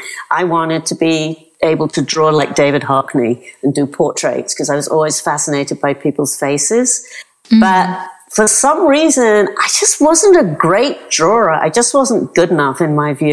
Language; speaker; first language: English; native; English